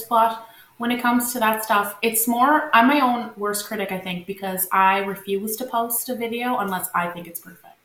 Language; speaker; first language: English; non-native, local second language; French